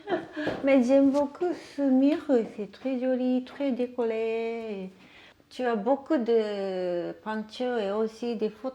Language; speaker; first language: French; non-native, learner; Japanese